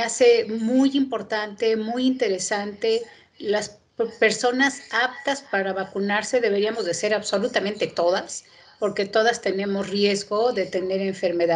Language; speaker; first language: Spanish; native; Spanish